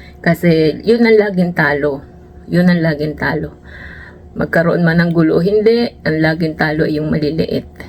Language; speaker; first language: Filipino; native; Filipino